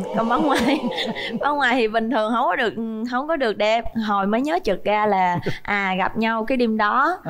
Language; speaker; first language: Vietnamese; native; Vietnamese